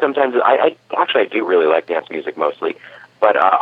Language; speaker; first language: English; native; English